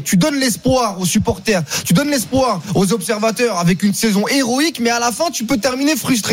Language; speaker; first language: French; native; French